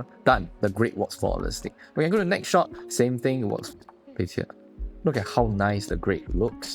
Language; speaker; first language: English; non-native, fluent; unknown